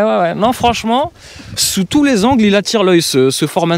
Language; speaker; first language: French; native; French